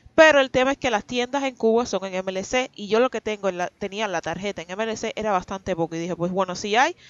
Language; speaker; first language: Spanish; native; Spanish